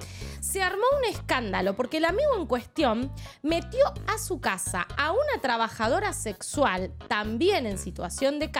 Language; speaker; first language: Spanish; native; Spanish